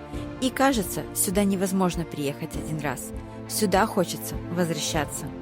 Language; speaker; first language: Russian; native; Russian